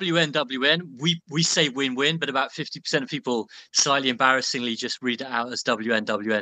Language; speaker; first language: English; native; English